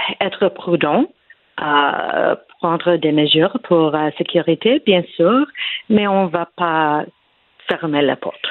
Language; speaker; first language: French; non-native, fluent; English